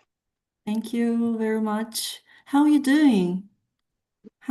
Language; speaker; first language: English; non-native, fluent; Russian